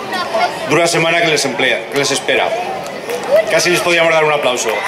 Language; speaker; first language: Spanish; native; Spanish